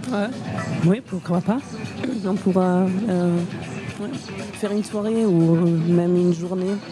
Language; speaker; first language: French; non-native, fluent; German